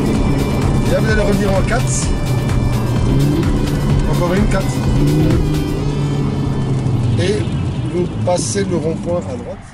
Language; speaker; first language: French; native; French